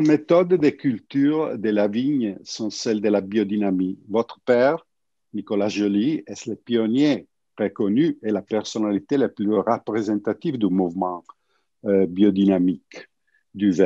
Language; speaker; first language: French; non-native, learner; Italian